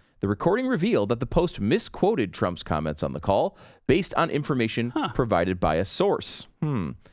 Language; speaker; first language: English; native; English